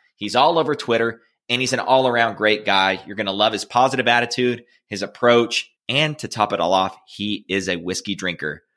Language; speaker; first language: English; native; English